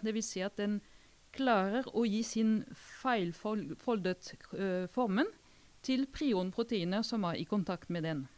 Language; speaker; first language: Norwegian; non-native, fluent; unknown